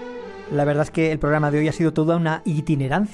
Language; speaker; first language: Spanish; native; Spanish